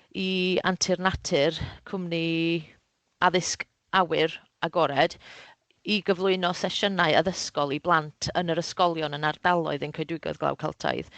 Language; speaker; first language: Welsh; native; Welsh